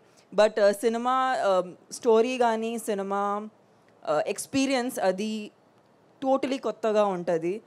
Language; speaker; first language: Telugu; non-native, fluent; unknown